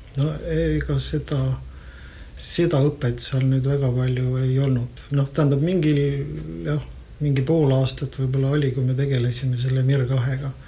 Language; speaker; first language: Estonian; native; Estonian